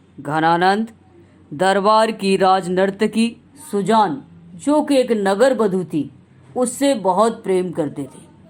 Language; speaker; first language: Hindi; native; Hindi